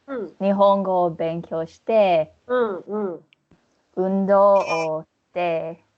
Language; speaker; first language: Japanese; non-native, fluent; English